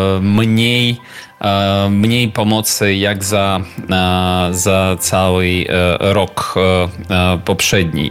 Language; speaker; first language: Polish; non-native, learner; Ukrainian